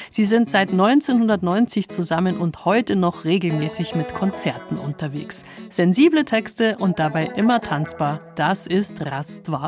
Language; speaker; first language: German; native; German